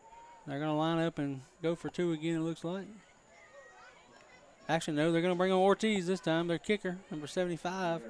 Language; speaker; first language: English; native; English